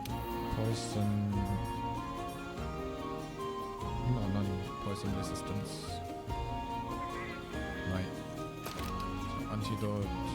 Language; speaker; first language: Japanese; non-native, learner; German